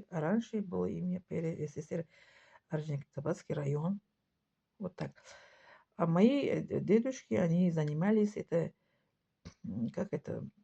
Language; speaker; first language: Russian; non-native, local second language; Tajik